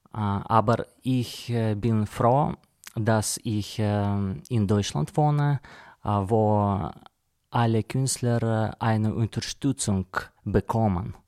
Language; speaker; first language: German; non-native, learner; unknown